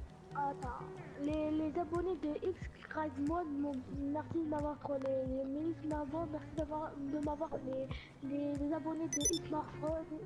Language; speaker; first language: French; native; French